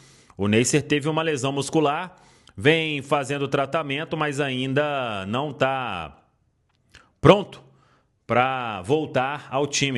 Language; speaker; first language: Portuguese; native; Portuguese